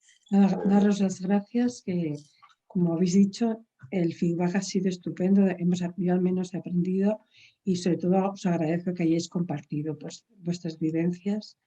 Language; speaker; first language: Spanish; native; Spanish